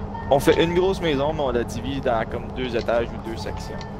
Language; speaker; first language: French; native; French